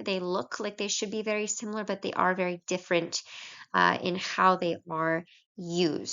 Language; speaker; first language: English; native; English